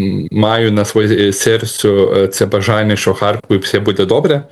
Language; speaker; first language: Ukrainian; non-native, learner; Lithuanian